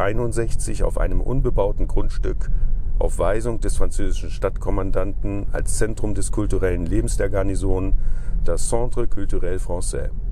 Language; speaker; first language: German; native; German